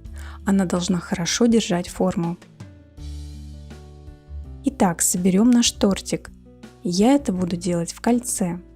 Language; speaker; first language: Russian; native; Russian